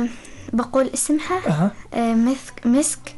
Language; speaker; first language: Arabic; non-native, learner; Persian